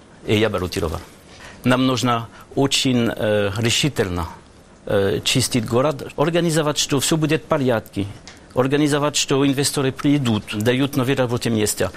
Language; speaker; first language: Russian; non-native, learner; French